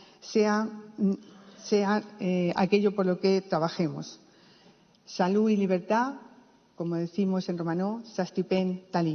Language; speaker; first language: Spanish; native; Spanish